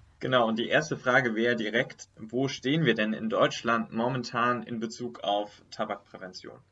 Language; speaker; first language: German; native; German